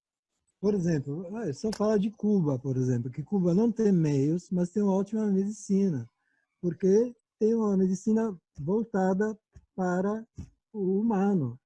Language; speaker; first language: Portuguese; non-native, fluent; Italian